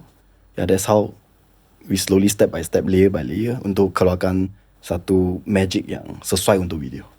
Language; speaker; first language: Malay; non-native, local second language; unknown